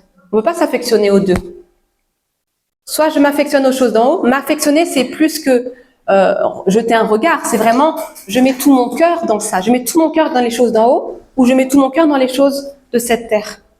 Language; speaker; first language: French; native; French